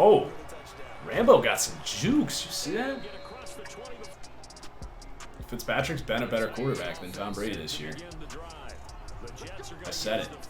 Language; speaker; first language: English; native; English